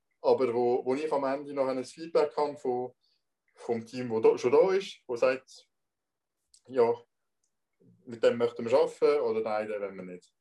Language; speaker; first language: German; non-native, local second language; French